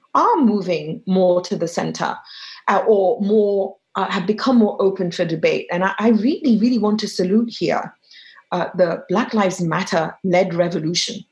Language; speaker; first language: English; non-native, fluent; Arabic